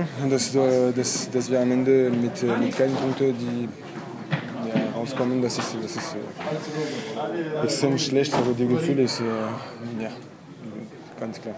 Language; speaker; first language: German; non-native, fluent; French